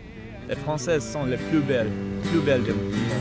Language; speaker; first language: French; non-native, learner; English